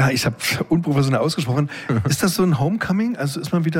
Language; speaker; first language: German; native; German